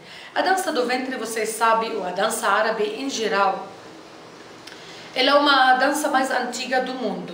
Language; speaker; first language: Portuguese; non-native, fluent; Arabic